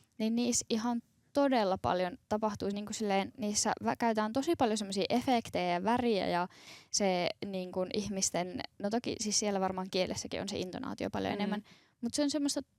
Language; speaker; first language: Finnish; native; Finnish